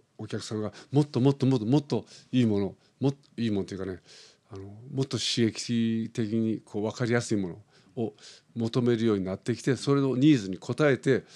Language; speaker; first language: Japanese; native; Japanese